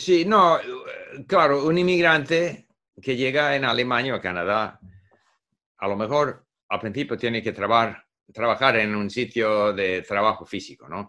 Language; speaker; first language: Spanish; non-native, fluent; English